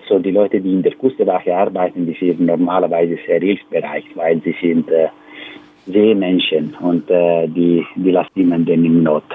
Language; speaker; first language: German; non-native, learner; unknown